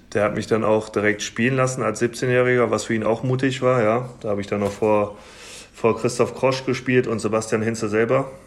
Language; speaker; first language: German; native; German